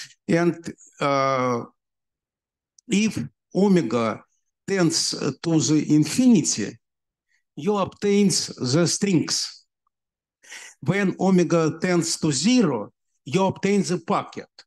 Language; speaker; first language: English; non-native, learner; Russian